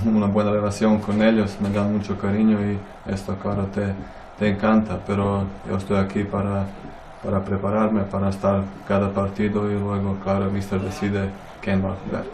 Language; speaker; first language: Spanish; non-native, fluent; Croatian